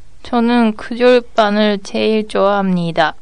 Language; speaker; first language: Korean; non-native, learner; Japanese